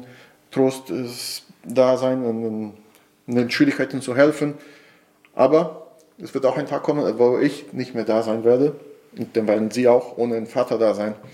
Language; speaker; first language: German; non-native, fluent; Portuguese